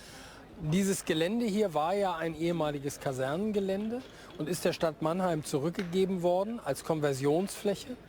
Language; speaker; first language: German; native; German